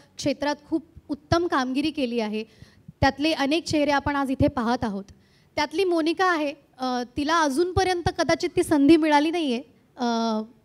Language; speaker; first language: Marathi; native; Marathi